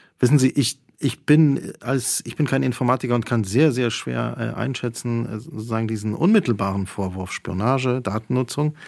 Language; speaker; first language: German; early bilingual, other home language; Polish